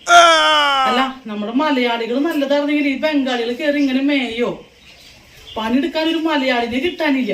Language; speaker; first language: Malayalam; native; Malayalam